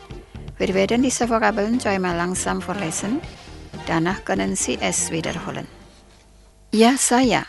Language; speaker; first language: German; non-native, fluent; Indonesian